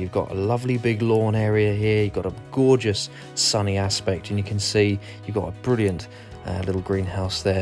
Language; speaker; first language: English; native; English